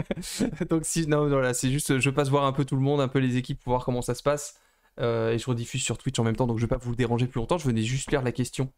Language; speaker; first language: French; native; French